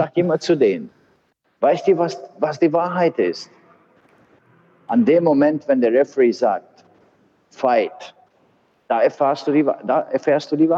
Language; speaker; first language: German; non-native, fluent; Bosnian